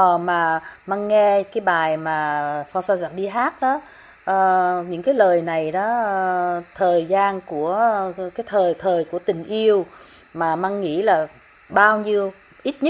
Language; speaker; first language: Vietnamese; native; Vietnamese